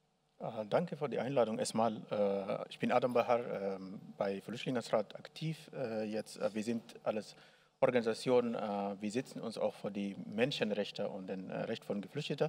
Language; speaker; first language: German; non-native, learner; Arabic